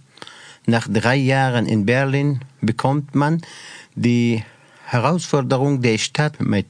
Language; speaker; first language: German; non-native, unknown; Persian